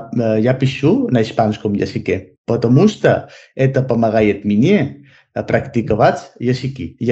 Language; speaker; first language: Russian; non-native, learner; Spanish